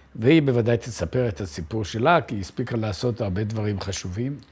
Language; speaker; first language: Hebrew; native; Hebrew